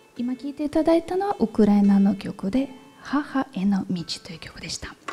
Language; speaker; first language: Japanese; non-native, fluent; Ukrainian